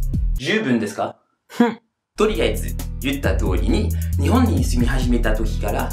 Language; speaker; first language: Japanese; non-native, fluent; French